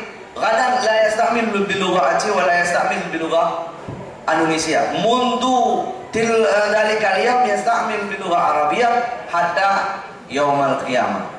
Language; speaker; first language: Arabic; non-native, fluent; Indonesian